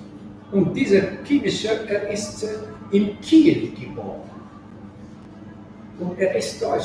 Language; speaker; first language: German; non-native, fluent; Arabic